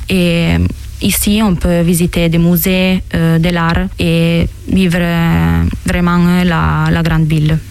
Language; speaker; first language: French; non-native, fluent; Italian